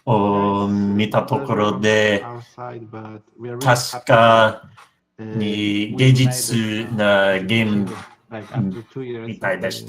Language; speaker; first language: Japanese; non-native, learner; English